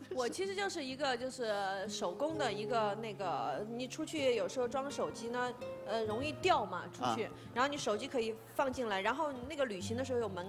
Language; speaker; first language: Chinese; native; Chinese